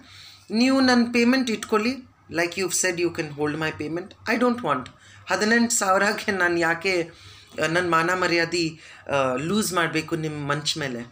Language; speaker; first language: Kannada; non-native, learner; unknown